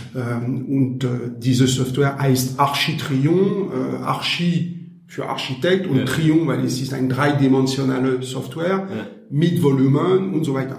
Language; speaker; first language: German; non-native, learner; French